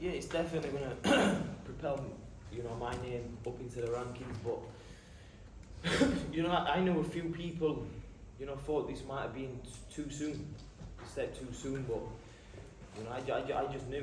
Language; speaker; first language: English; native; English